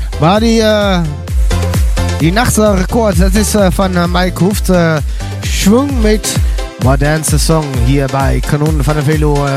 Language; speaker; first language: German; non-native, learner; Dutch